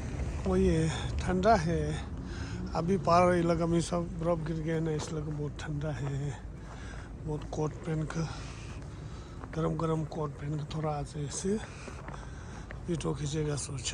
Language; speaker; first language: Hindi; non-native, local second language; Tibetan